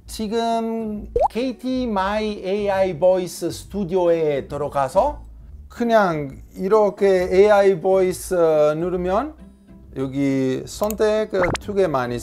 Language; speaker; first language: Korean; non-native, learner; Italian